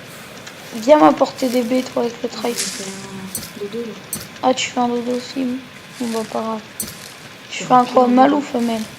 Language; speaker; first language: French; native; French